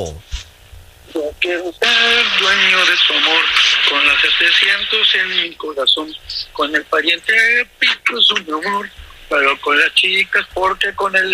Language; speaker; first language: Spanish; native; Spanish